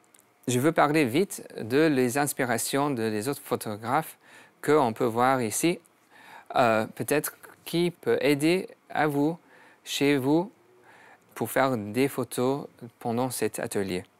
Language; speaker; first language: French; non-native, learner; English